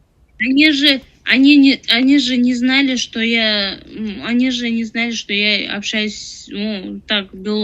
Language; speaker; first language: Russian; non-native, learner; Tajik